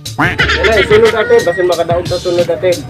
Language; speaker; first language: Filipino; non-native, local second language; Cebuano